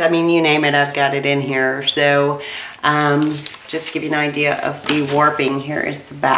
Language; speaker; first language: English; native; English